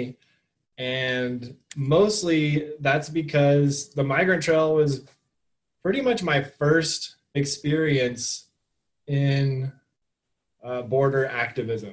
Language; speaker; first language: English; native; English